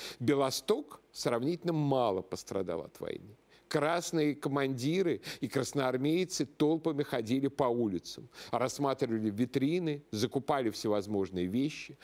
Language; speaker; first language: Russian; native; Russian